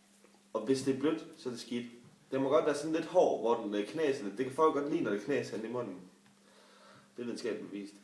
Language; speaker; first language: Danish; native; Danish